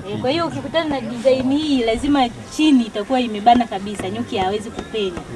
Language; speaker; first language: Swahili; native; Swahili